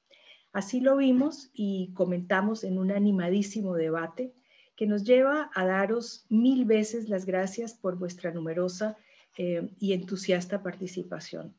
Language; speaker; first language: Spanish; native; Spanish